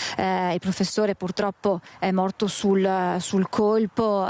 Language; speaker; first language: Italian; native; Italian